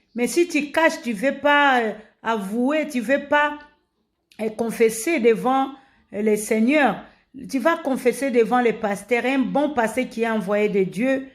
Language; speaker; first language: French; non-native, local second language; Lingala